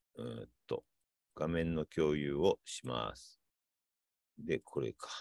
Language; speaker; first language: Japanese; native; Japanese